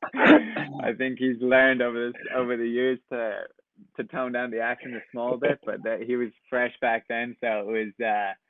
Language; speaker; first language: English; native; English